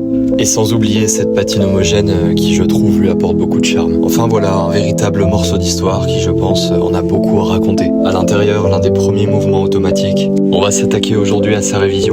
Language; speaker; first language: French; native; French